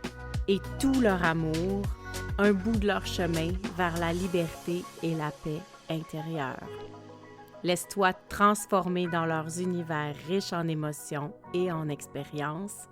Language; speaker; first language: French; native; French